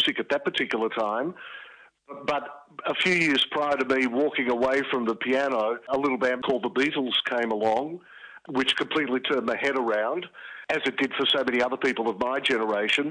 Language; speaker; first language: English; early bilingual, other home language; Greek